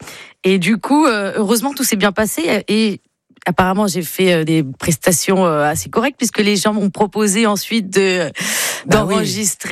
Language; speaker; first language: French; native; French